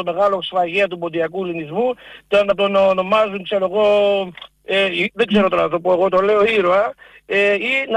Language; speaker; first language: Greek; native; Greek